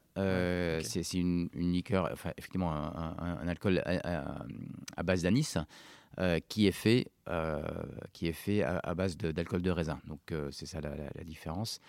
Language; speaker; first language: French; non-native, local second language; Arabic